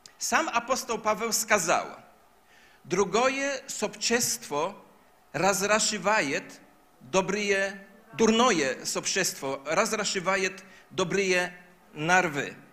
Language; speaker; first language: Russian; non-native, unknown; Polish